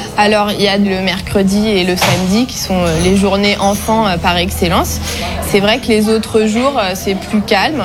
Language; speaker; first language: French; native; French